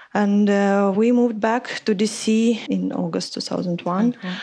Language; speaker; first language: English; non-native, fluent; Ukrainian